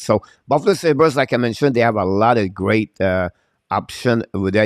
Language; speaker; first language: English; non-native, local second language; French